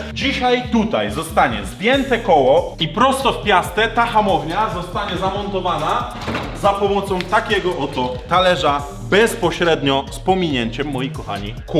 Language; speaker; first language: Polish; native; Polish